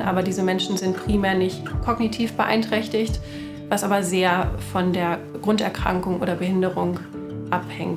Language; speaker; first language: German; native; German